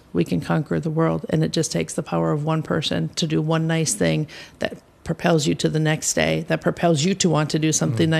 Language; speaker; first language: English; native; English